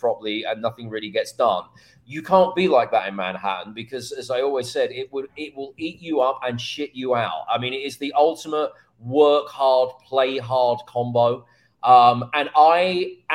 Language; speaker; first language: English; native; English